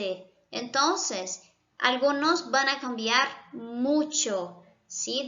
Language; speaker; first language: Spanish; non-native, fluent; Portuguese